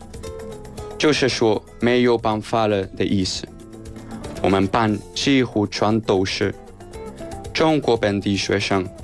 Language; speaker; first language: Chinese; non-native, fluent; Spanish